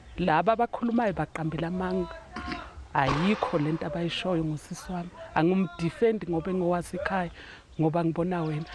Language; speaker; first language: Zulu; native; Zulu